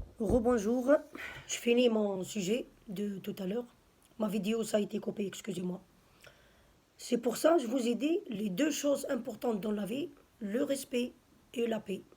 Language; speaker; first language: French; early bilingual, other home language; Arabic